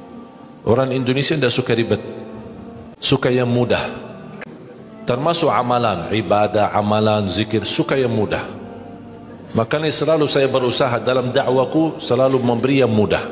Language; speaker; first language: Indonesian; non-native, fluent; Arabic